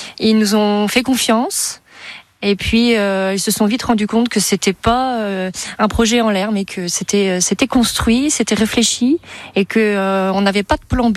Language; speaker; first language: French; native; French